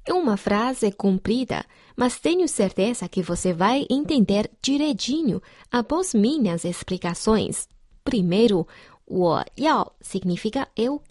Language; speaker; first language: Portuguese; non-native, fluent; Chinese